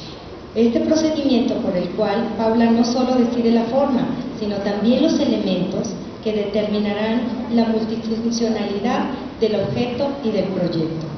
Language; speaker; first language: Spanish; native; Spanish